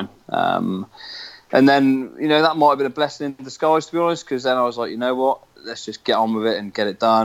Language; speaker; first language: English; native; English